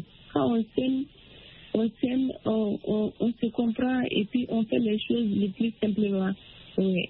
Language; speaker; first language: French; non-native, local second language; Bambara